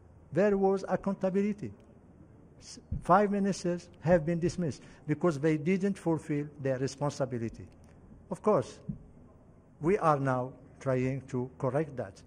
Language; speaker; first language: English; non-native, fluent; Arabic